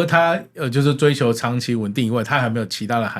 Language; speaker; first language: Chinese; native; Chinese